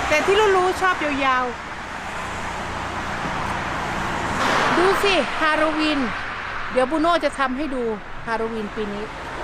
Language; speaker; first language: Thai; native; Thai